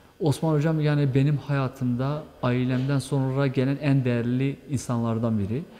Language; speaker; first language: Turkish; non-native, local second language; Kurdish